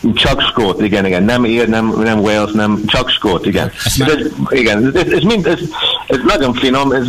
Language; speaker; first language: Hungarian; non-native, learner; English